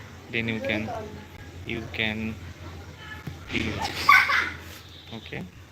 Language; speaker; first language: English; non-native, local second language; Bangla